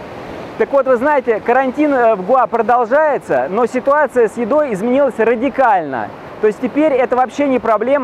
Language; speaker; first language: Russian; native; Russian